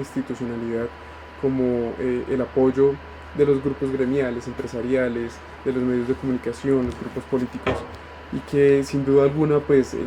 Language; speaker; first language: Spanish; native; Spanish